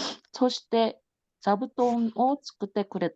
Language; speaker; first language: Japanese; non-native, learner; Korean